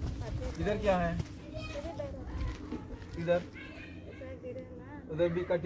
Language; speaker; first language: Hindi; non-native, local second language; Malayalam